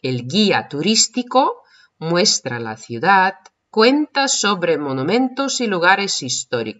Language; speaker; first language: Spanish; non-native, fluent; Russian